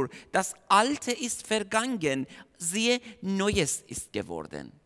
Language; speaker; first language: German; non-native, fluent; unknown